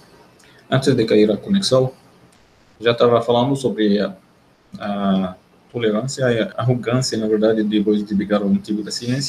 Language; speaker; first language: Portuguese; non-native, fluent; Arabic